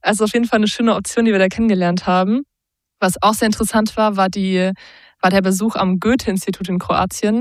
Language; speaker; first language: German; native; German